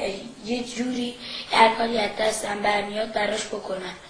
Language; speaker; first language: Persian; native; Persian